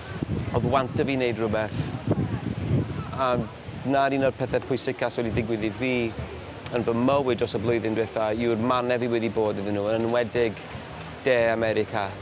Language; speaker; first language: Welsh; native; Welsh